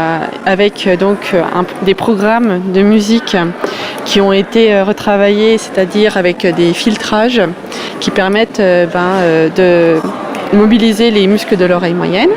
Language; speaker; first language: French; native; French